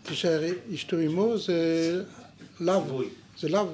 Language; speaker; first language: Hebrew; non-native, fluent; French